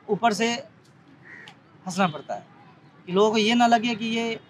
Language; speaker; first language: Hindi; native; Hindi